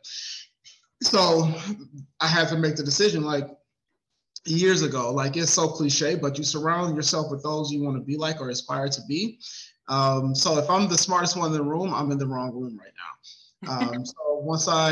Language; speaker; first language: English; native; English